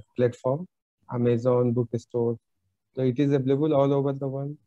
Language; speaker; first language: English; non-native, local second language; Bhojpuri